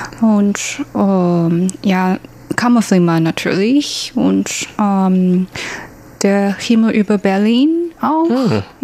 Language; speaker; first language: German; non-native, learner; Chinese